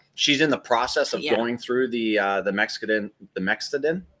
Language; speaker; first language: English; native; English